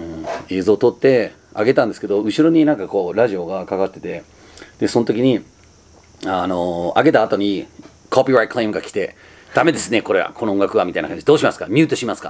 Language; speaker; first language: Japanese; non-native, fluent; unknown